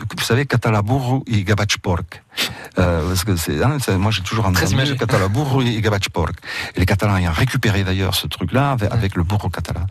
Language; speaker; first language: French; early bilingual, other home language; Catalan